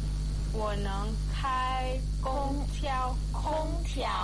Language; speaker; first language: Chinese; non-native, learner; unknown